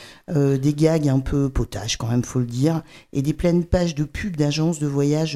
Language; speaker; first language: French; native; French